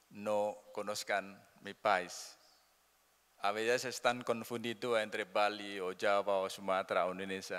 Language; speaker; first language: Spanish; non-native, learner; Indonesian